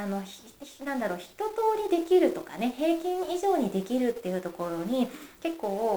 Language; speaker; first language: Japanese; native; Japanese